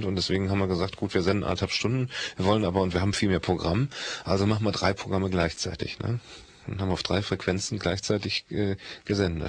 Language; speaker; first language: German; native; German